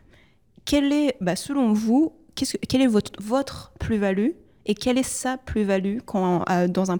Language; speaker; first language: French; native; French